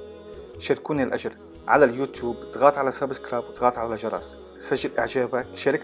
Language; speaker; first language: Arabic; native; Arabic